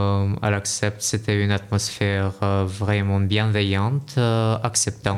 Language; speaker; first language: French; non-native, learner; Russian